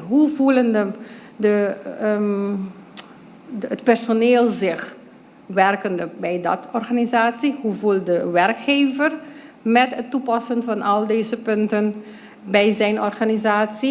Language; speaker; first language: Dutch; non-native, local second language; Papiamento